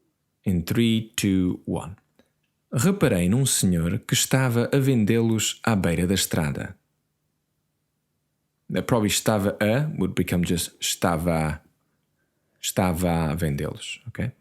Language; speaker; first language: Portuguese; non-native, learner; English